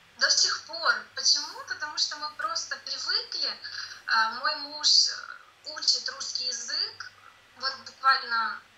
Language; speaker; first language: Russian; native; Russian